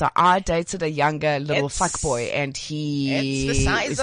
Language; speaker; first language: English; native; English